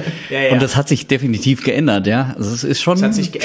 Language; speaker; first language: German; native; German